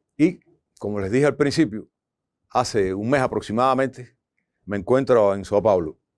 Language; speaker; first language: Spanish; native; Spanish